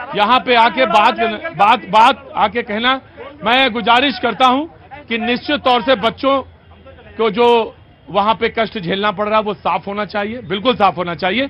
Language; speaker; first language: Hindi; native; Hindi